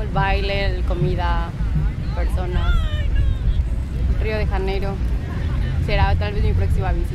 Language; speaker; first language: Spanish; native; Spanish